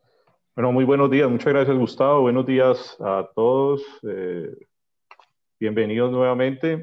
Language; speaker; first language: Spanish; native; Spanish